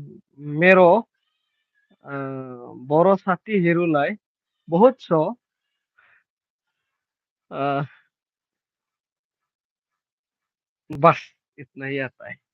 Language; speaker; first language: Hindi; non-native, local second language; Bodo